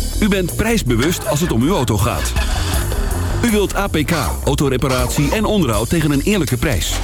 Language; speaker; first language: Dutch; native; Dutch